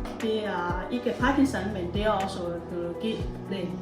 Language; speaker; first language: Danish; non-native, learner; Thai